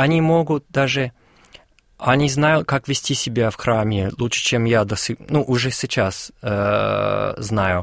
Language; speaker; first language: Russian; non-native, fluent; English